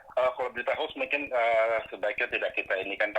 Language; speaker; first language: Indonesian; native; Indonesian